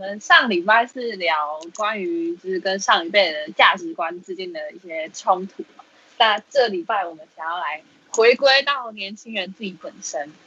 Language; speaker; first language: Chinese; native; Chinese